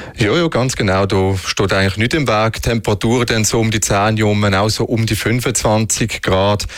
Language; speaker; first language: German; native; German